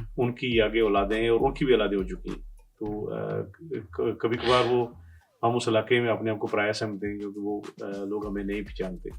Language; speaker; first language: Urdu; non-native, local second language; Pahari-Potwari